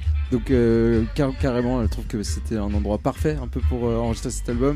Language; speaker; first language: French; native; French